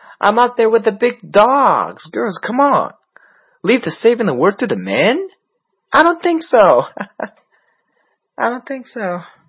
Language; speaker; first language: English; non-native, fluent; Chinese